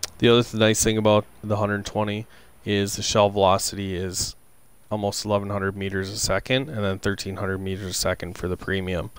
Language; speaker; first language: English; native; English